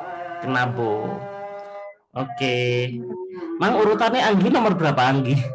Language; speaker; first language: Indonesian; native; Indonesian